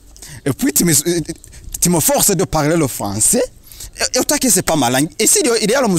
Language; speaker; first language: French; non-native, learner; Rundi